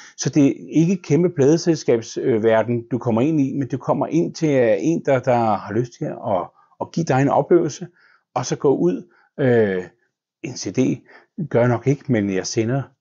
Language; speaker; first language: Danish; native; Danish